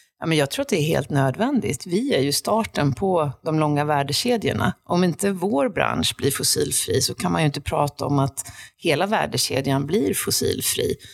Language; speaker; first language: Swedish; native; Swedish